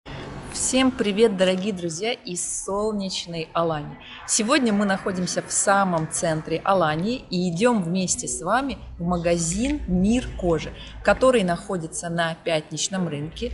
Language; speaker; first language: Russian; native; Russian